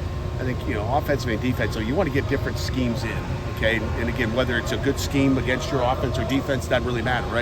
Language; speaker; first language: English; native; English